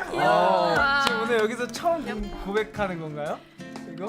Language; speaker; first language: Korean; native; Korean